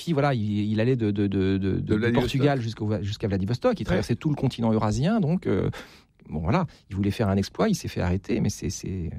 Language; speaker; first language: French; native; French